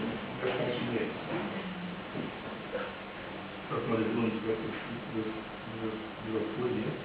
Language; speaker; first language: German; non-native, fluent; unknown